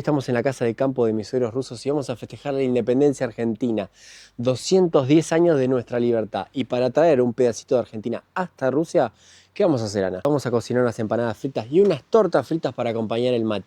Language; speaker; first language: Spanish; native; Spanish